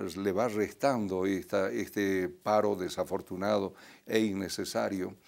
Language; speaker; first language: Spanish; native; Spanish